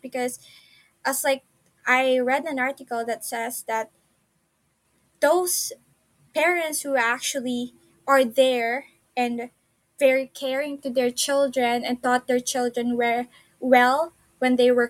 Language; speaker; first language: English; non-native, local second language; Filipino